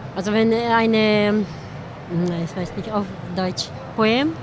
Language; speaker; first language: German; non-native, learner; Hungarian